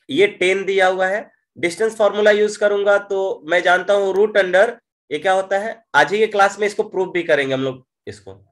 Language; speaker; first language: Hindi; native; Hindi